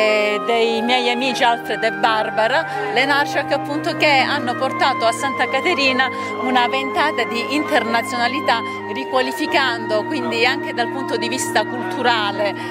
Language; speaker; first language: Italian; native; Italian